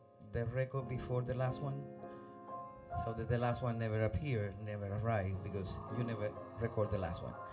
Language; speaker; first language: English; non-native, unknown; Spanish